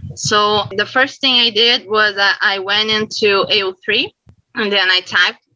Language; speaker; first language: English; non-native, fluent; Portuguese